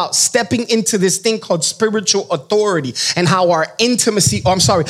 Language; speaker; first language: English; native; English